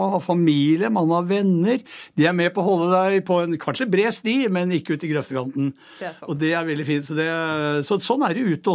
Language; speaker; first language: Norwegian; native; Norwegian